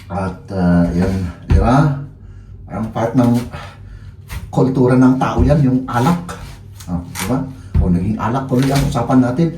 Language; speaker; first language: Filipino; native; Filipino